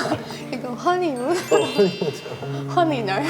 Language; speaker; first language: Korean; non-native, learner; Russian